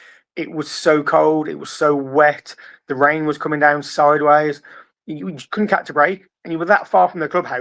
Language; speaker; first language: English; native; English